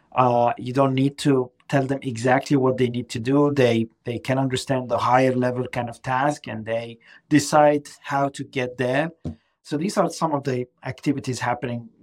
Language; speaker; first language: English; non-native, fluent; Arabic